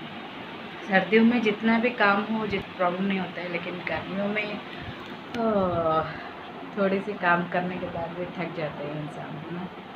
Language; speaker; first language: Hindi; non-native, local second language; Odia